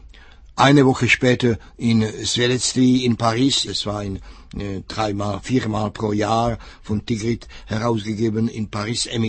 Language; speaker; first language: German; non-native, fluent; Czech